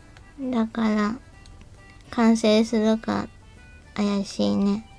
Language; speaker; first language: Japanese; native; Japanese